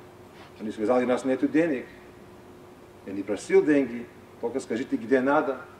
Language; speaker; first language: Russian; non-native, fluent; English